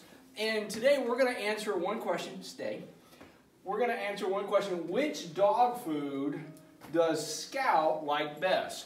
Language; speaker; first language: English; native; English